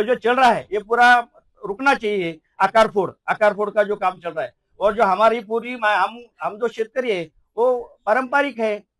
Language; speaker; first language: Hindi; non-native, local second language; Marathi